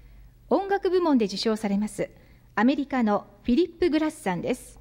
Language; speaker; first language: Japanese; native; Japanese